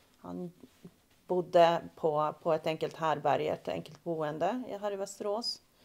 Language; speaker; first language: Swedish; native; Swedish